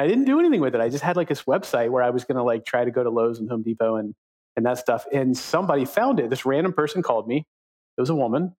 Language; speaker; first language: English; native; English